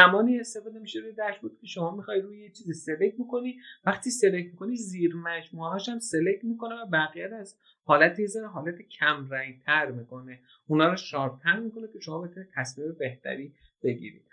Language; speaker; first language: Persian; native; Persian